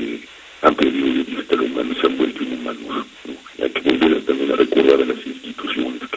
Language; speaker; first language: Spanish; native; Spanish